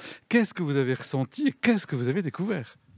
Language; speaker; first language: French; native; French